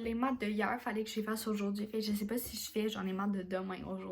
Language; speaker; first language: French; native; French